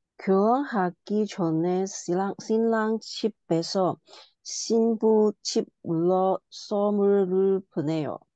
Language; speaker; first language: Korean; non-native, learner; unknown